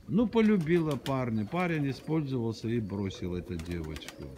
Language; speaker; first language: Russian; non-native, local second language; Armenian